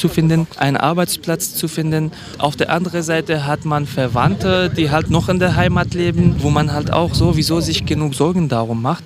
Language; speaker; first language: German; non-native, fluent; Kurdish